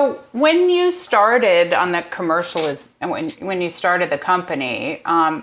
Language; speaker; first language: English; native; English